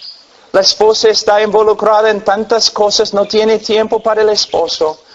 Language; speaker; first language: Spanish; non-native, fluent; English